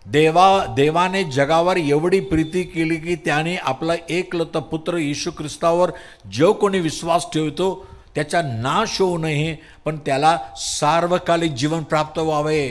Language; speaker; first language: Marathi; non-native, local second language; Tamil